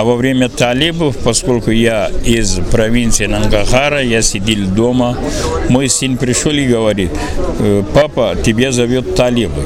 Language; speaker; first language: Russian; non-native, fluent; Pashto